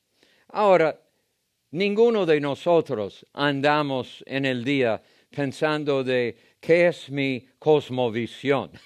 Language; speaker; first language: Spanish; non-native, fluent; English